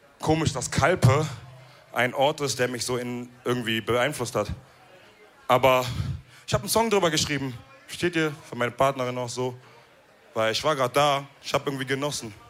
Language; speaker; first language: German; early bilingual, other home language; Wolof